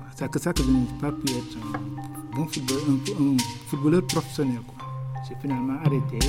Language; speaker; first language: French; non-native, local second language; Wolof